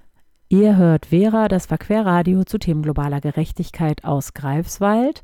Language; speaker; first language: German; native; German